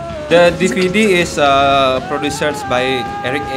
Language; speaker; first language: English; non-native, learner; Indonesian